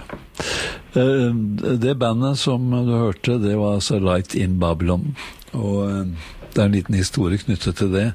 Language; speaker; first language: Norwegian; native; Norwegian